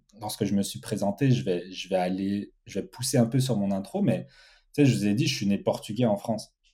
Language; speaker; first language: French; early bilingual, other home language; Portuguese